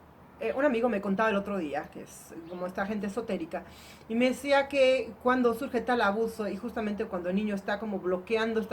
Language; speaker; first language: Spanish; native; Spanish